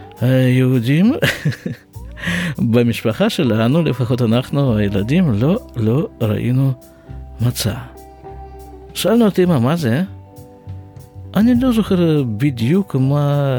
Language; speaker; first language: Hebrew; non-native, fluent; Russian